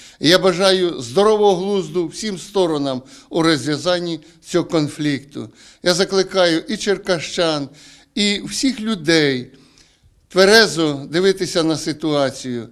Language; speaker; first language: Ukrainian; native; Ukrainian